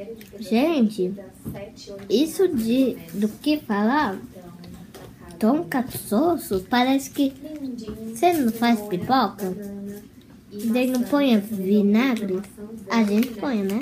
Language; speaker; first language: Portuguese; early bilingual, heritage; Portuguese